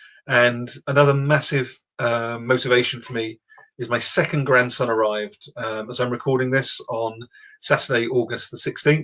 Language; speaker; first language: English; native; English